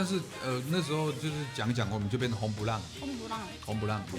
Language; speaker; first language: Chinese; native; Chinese